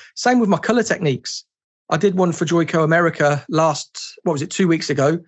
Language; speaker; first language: English; native; English